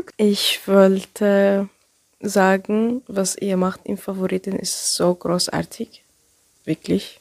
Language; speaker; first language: German; non-native, learner; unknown